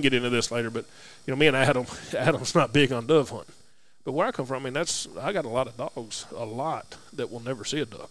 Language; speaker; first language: English; native; English